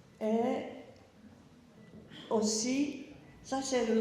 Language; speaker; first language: French; non-native, learner; Japanese